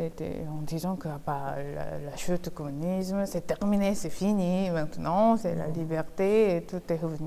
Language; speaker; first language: French; non-native, fluent; Korean